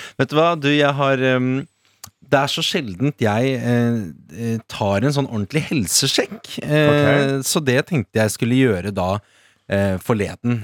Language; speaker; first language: Norwegian; native; Norwegian